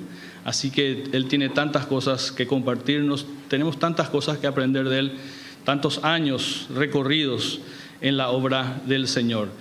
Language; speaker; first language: Spanish; native; Spanish